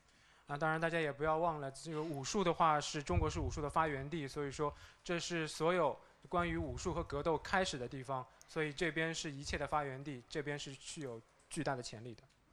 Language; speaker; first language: Chinese; native; Chinese